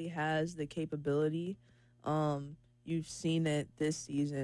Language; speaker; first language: English; native; English